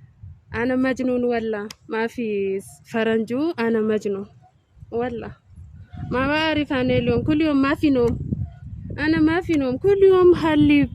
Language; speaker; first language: Arabic; non-native, learner; Amharic